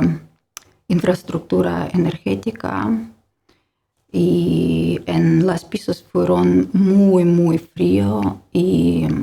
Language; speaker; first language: Spanish; non-native, learner; Ukrainian